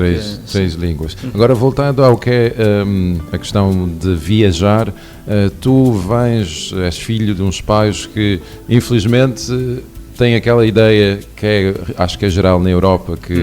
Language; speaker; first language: Portuguese; non-native, local second language; Kabuverdianu